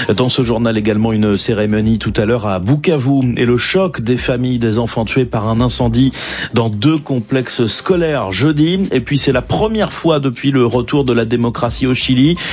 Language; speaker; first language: French; native; French